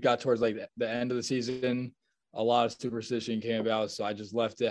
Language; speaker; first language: English; native; English